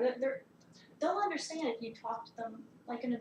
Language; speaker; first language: English; native; English